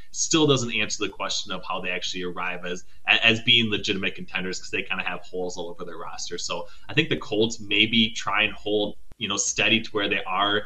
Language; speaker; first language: English; native; English